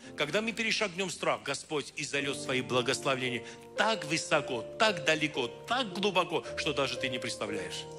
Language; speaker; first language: Russian; non-native, local second language; Armenian